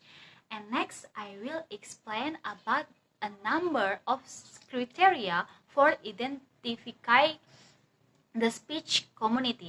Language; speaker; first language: English; non-native, learner; Indonesian